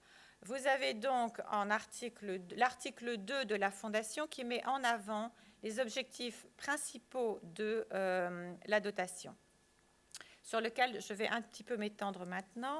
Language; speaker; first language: French; native; French